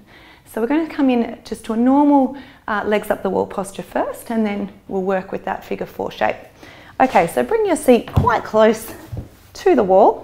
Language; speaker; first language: English; native; English